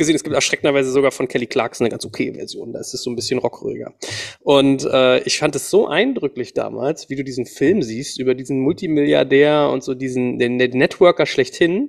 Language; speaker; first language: German; native; German